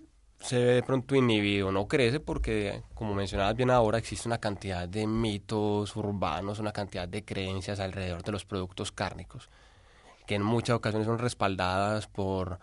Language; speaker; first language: Spanish; native; Spanish